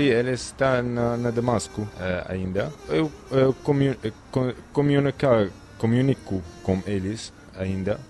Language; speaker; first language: Portuguese; non-native, fluent; Arabic